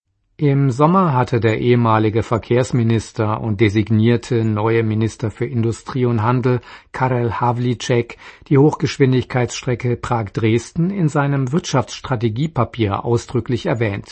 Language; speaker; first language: German; native; German